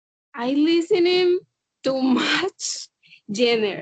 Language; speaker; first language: English; non-native, learner; Spanish